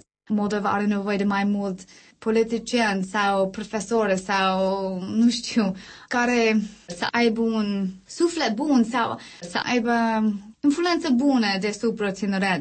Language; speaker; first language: Romanian; non-native, learner; English